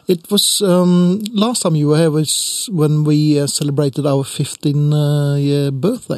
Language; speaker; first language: English; non-native, fluent; Norwegian